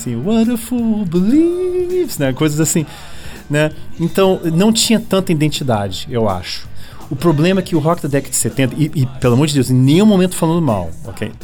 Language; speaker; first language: Portuguese; early bilingual, other home language; English